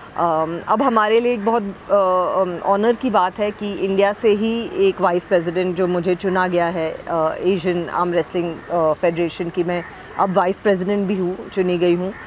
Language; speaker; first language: Hindi; native; Hindi